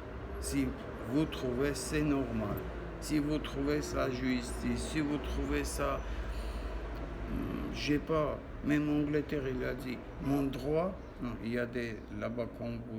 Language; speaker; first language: French; non-native, learner; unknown